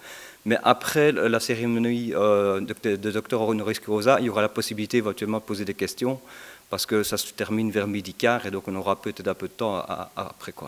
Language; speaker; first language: French; native; French